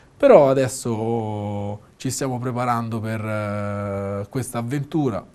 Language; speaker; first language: Italian; native; Italian